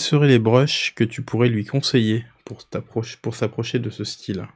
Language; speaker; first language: French; native; French